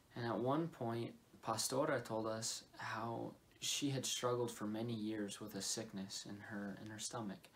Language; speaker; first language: English; native; English